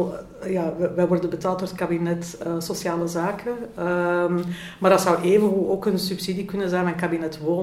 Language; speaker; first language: Dutch; native; Dutch